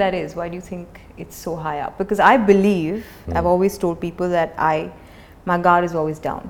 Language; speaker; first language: English; non-native, local second language; Hindi